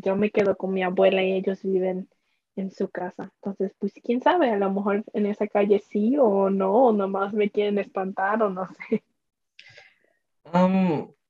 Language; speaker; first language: Spanish; early bilingual, heritage; Spanish